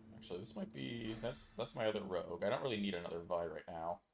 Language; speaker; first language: English; native; English